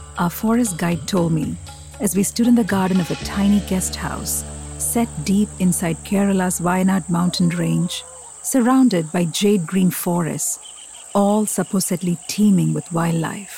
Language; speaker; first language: English; non-native, local second language; Malayalam